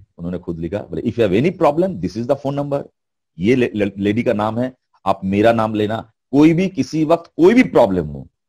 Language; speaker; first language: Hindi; non-native, local second language; Bangla